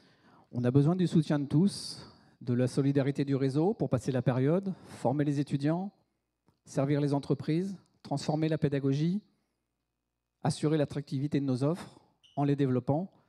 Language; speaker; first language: French; native; French